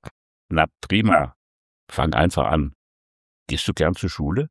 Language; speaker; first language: German; native; German